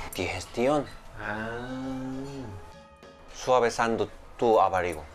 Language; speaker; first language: Spanish; non-native, learner; Korean